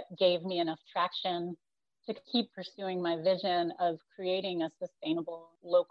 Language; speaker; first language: English; native; English